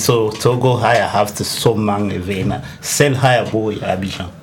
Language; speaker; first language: Danish; non-native, fluent; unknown